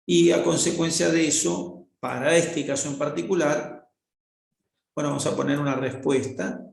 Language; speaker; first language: Spanish; native; Spanish